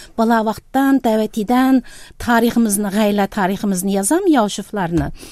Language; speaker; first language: Tatar; early bilingual, heritage; Tatar